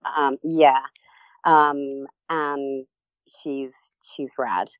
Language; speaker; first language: English; native; English